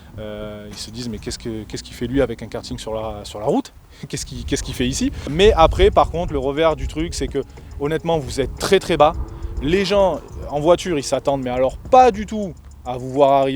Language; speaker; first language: French; native; French